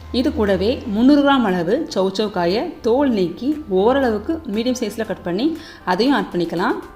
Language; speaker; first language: Tamil; native; Tamil